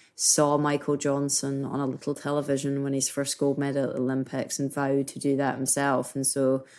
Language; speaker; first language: English; native; English